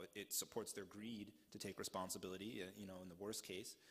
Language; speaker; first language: English; native; English